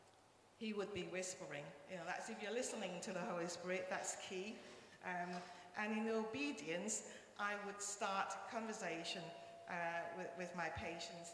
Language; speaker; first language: English; non-native, local second language; Cantonese